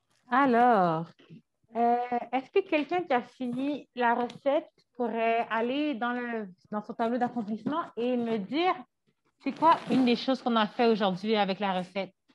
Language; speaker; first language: French; native; French